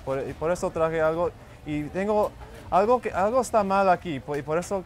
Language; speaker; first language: Spanish; early bilingual, heritage; Spanish